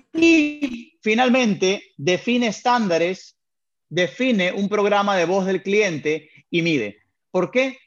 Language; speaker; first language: Spanish; native; Spanish